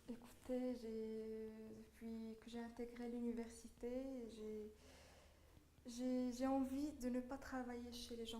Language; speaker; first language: French; non-native, local second language; Arabic